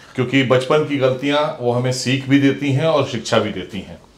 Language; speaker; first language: Hindi; native; Hindi